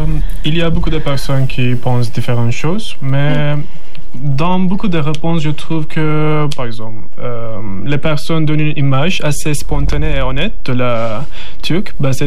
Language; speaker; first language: French; non-native, learner; Turkish